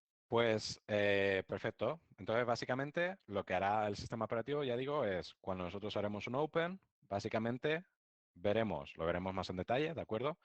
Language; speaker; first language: Spanish; native; Spanish